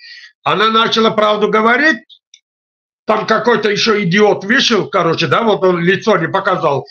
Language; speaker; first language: Russian; non-native, fluent; Tajik